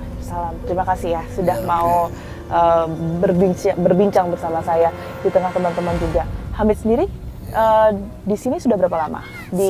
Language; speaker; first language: Indonesian; native; Indonesian